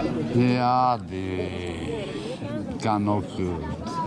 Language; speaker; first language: Dutch; non-native, learner; Croatian